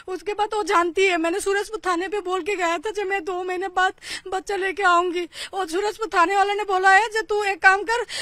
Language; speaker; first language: Hindi; non-native, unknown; Bangla